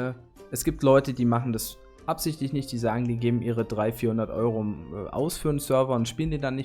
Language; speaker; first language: German; native; German